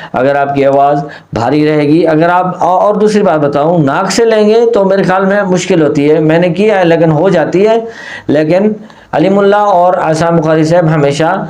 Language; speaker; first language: Urdu; non-native, local second language; Punjabi